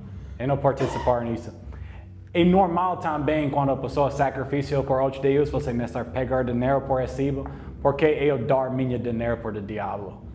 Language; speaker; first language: Portuguese; non-native, learner; English